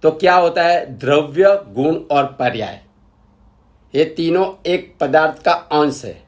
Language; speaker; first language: Hindi; non-native, local second language; Gujarati